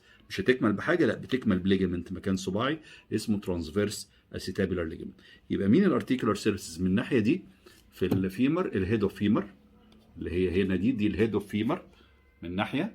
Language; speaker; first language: Arabic; native; Arabic